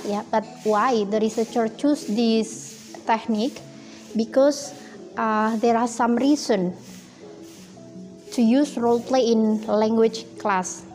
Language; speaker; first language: English; non-native, fluent; Indonesian